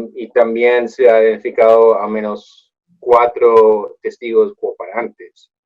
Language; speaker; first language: Spanish; non-native, fluent; English